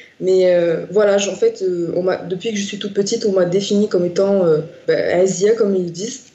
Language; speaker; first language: French; non-native, local second language; Arabic